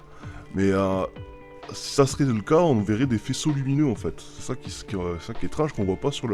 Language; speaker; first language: French; native; French